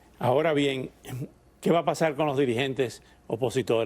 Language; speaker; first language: Spanish; native; Spanish